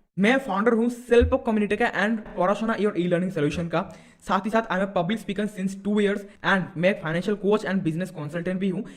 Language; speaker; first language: Hindi; non-native, local second language; Bangla